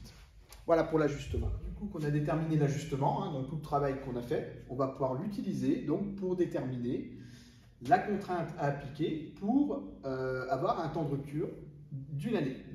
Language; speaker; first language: French; native; French